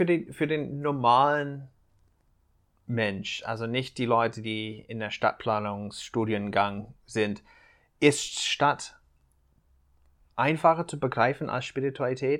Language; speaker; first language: German; non-native, fluent; English